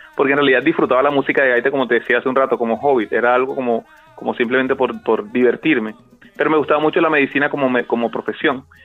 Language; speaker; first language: Spanish; native; Spanish